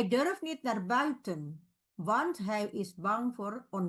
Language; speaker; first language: Dutch; non-native, fluent; Indonesian